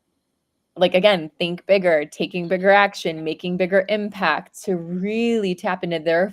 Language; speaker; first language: English; native; English